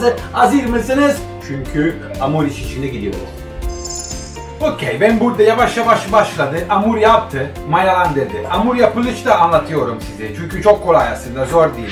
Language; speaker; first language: Turkish; non-native, fluent; Italian